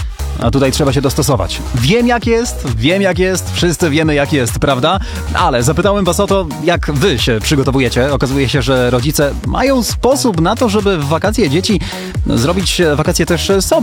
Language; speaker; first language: Polish; native; Polish